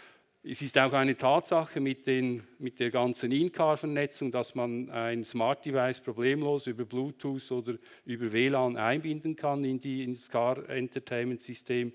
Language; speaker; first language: German; native; German